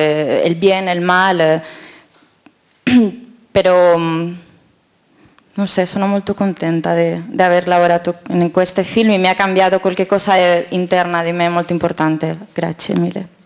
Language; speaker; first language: Italian; non-native, fluent; Spanish